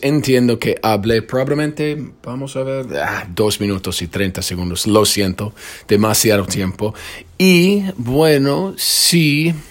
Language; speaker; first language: Spanish; non-native, fluent; English